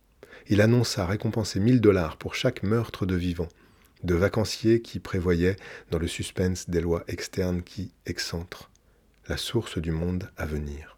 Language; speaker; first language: French; native; French